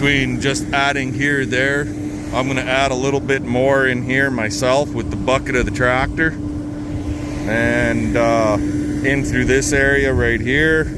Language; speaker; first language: English; native; English